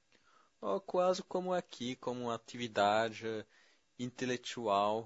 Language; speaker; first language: Portuguese; non-native, fluent; French